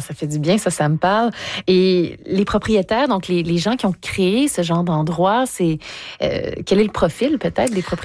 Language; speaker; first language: French; native; French